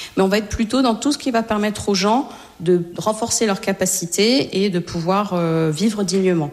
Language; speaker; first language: French; native; French